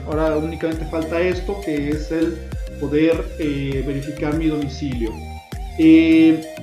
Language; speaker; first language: Spanish; native; Spanish